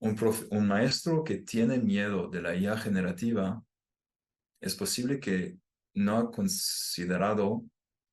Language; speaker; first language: Spanish; non-native, fluent; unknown